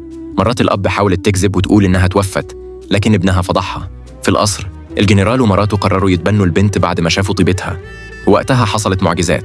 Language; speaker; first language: Arabic; native; Arabic